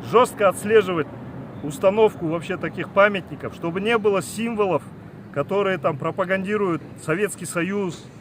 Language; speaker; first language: Russian; non-native, local second language; Kazakh